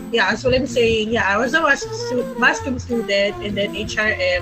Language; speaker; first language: English; non-native, local second language; Filipino